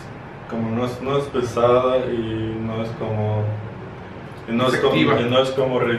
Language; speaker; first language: Spanish; non-native, fluent; Russian